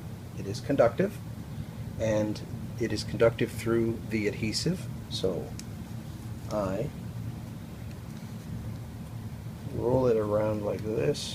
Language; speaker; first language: English; native; English